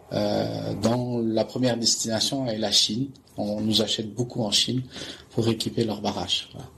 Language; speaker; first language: French; non-native, local second language; Arabic